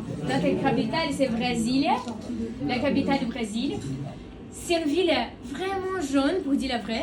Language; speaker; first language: French; non-native, learner; Portuguese